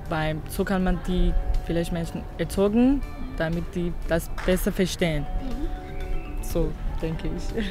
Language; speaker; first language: German; non-native, fluent; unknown